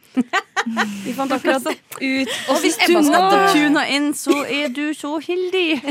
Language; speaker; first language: Norwegian; native; Norwegian